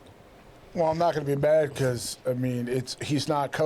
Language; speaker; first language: English; native; English